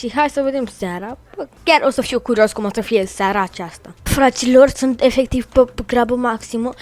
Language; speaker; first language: Romanian; native; Romanian